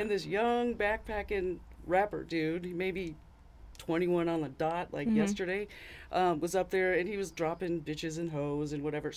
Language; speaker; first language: English; native; English